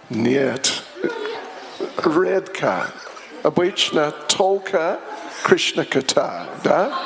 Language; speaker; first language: Russian; non-native, learner; English